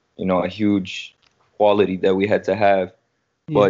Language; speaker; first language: English; native; English